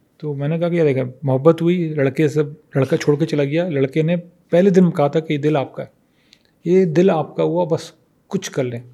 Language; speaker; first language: Urdu; native; Urdu